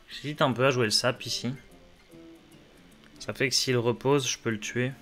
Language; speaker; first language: French; native; French